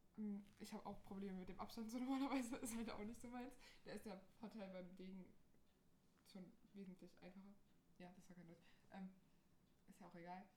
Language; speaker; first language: German; non-native, fluent; Portuguese